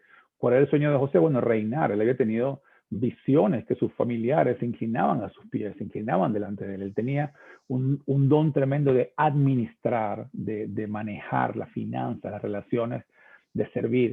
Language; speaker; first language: Spanish; native; Spanish